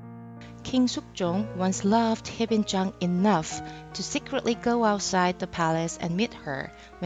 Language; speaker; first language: English; non-native, fluent; Korean